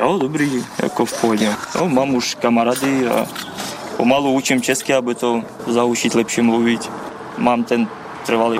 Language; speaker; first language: Czech; non-native, learner; Ukrainian